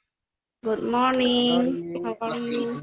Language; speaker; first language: English; non-native, learner; Indonesian